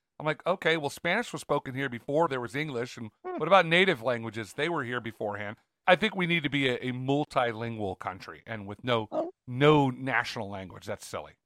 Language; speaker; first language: English; native; English